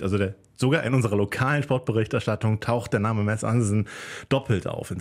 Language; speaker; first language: German; native; German